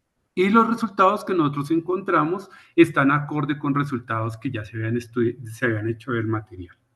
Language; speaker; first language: Spanish; native; Spanish